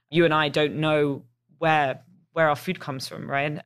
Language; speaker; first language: English; native; English